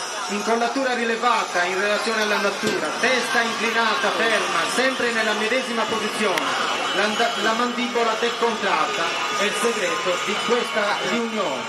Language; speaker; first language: Italian; native; Italian